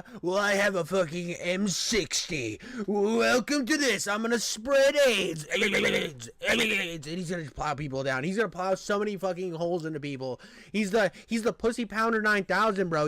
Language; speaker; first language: English; native; English